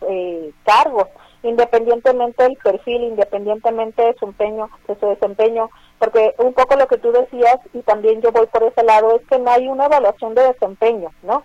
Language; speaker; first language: Spanish; native; Spanish